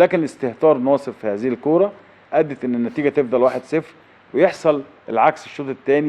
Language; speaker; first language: Arabic; native; Arabic